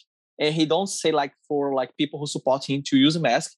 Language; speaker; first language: English; non-native, learner; Portuguese